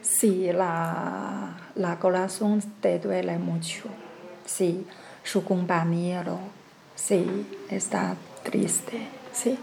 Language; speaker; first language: Spanish; non-native, learner; Chinese